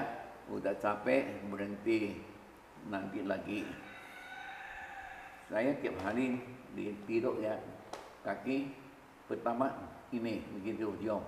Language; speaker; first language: Indonesian; early bilingual, other home language; Min Nan Chinese